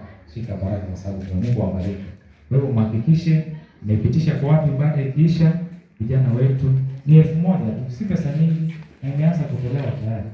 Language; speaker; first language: Swahili; native; Swahili